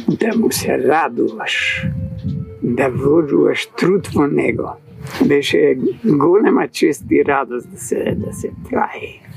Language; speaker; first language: Macedonian; native; Macedonian